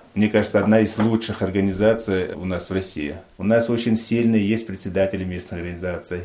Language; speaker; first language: Russian; non-native, local second language; Tajik